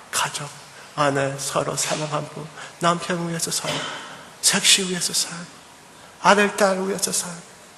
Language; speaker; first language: Korean; early bilingual, heritage; English